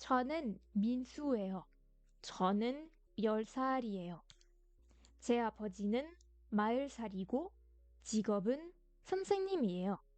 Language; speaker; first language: Korean; non-native, fluent; French